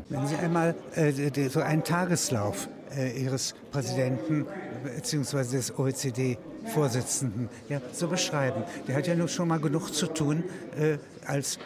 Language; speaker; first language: German; native; German